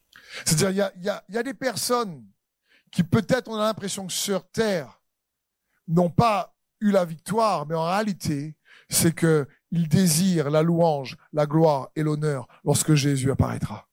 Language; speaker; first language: French; native; French